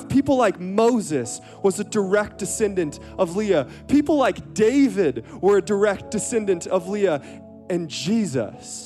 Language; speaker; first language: English; native; English